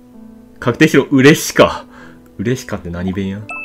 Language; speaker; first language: Japanese; native; Japanese